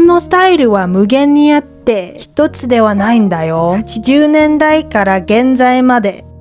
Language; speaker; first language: Japanese; non-native, learner; English